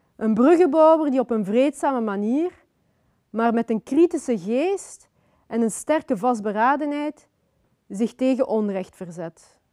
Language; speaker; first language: Dutch; early bilingual, other home language; Lingala